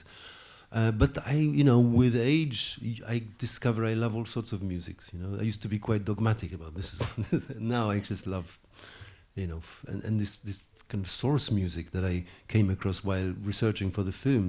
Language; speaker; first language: English; non-native, fluent; Polish